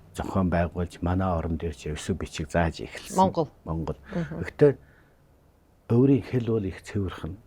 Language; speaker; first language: Mongolian; native; Mongolian